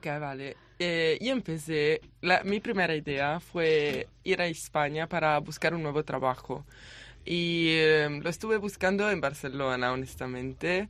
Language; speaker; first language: Spanish; non-native, learner; Italian